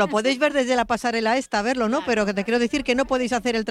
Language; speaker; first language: Spanish; native; Spanish